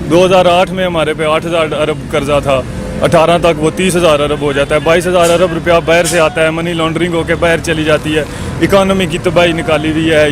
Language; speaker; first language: Urdu; non-native, local second language; Pahari-Potwari